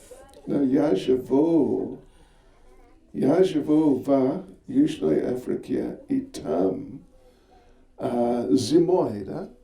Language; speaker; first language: Russian; non-native, learner; English